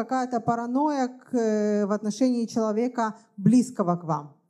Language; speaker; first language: Russian; native; Russian